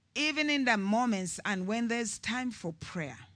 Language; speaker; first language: English; non-native, local second language; Ganda